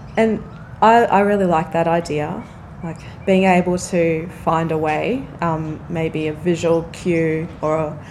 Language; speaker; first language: English; native; English